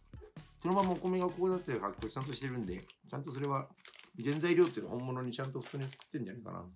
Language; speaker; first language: Japanese; native; Japanese